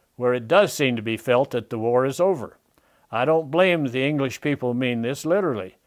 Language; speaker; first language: English; native; English